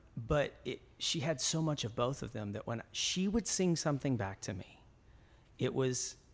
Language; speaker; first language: English; native; English